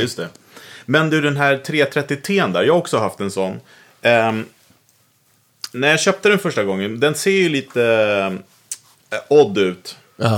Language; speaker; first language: Swedish; native; Swedish